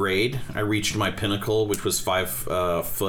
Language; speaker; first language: English; native; English